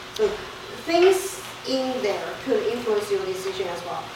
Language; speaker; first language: English; non-native, fluent; Chinese